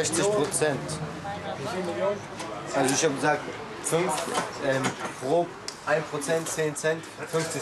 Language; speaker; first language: German; early bilingual, other home language; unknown